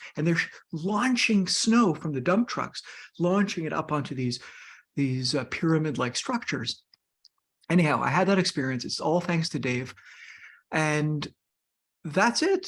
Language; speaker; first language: English; native; English